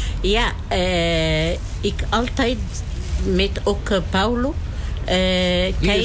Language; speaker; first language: Dutch; non-native, learner; Italian